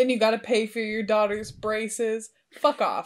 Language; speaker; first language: English; native; English